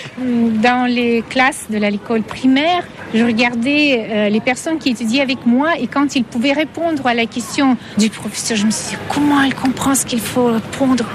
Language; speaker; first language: French; non-native, fluent; Russian